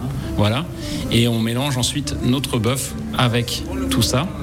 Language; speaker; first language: French; native; French